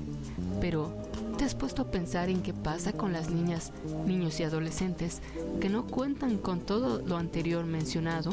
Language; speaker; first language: Spanish; native; Spanish